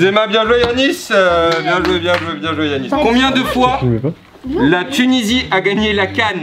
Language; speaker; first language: French; early bilingual, other home language; Arabic